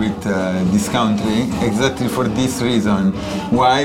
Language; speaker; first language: English; non-native, learner; Italian